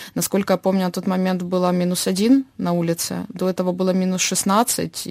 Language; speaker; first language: Russian; native; Russian